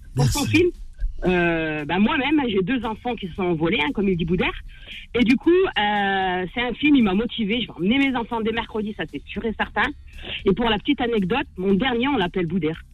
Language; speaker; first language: French; native; French